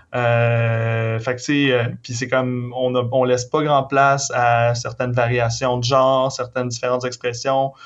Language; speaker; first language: French; native; French